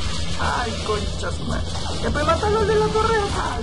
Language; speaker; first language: Spanish; native; Spanish